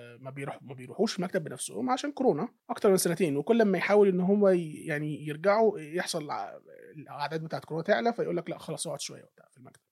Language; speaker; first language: Arabic; native; Arabic